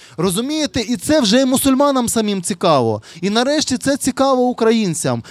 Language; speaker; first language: Ukrainian; non-native, local second language; Russian